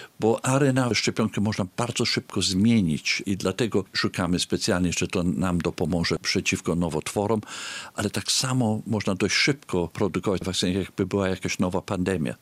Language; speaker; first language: Polish; early bilingual, heritage; Polish